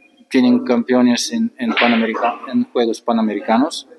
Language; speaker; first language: Spanish; non-native, fluent; Bulgarian